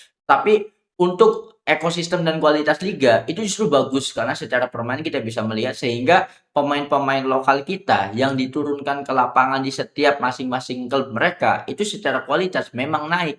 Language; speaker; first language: Indonesian; native; Indonesian